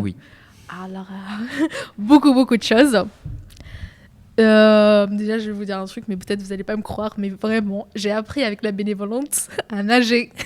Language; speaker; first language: French; non-native, fluent; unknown